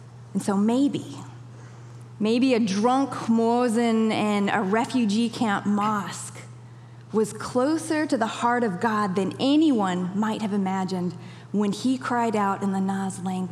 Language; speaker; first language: English; native; English